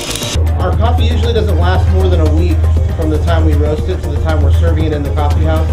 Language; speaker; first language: English; native; English